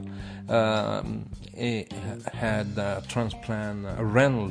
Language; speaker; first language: English; non-native, fluent; Italian